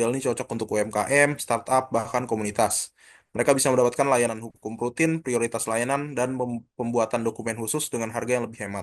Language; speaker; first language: Indonesian; native; Indonesian